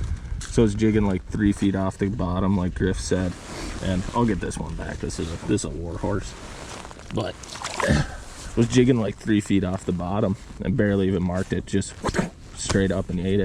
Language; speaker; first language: English; native; English